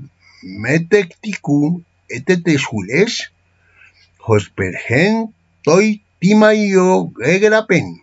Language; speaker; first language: Greek; non-native, fluent; Spanish